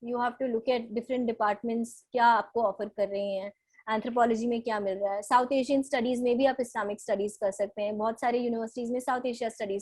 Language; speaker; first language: Hindi; native; Hindi